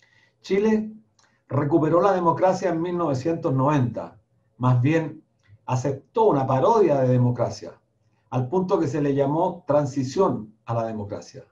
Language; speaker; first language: Spanish; native; Spanish